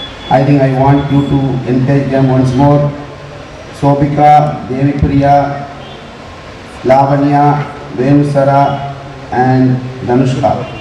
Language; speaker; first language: English; non-native, local second language; Tamil